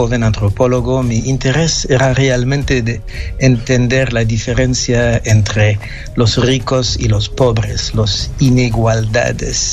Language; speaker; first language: Spanish; non-native, fluent; French